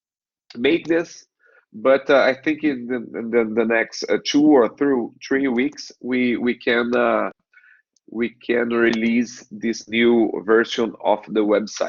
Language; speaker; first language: English; non-native, learner; Portuguese